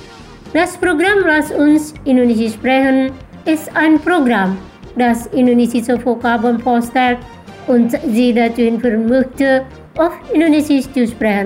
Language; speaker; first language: German; non-native, fluent; Indonesian